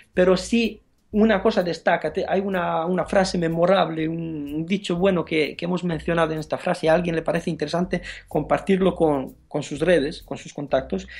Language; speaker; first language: Spanish; non-native, fluent; Romanian